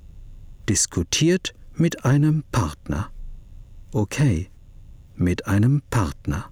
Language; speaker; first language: German; non-native, fluent; English